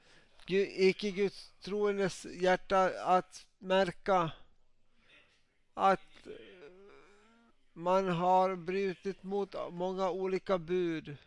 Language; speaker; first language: Swedish; non-native, local second language; Finnish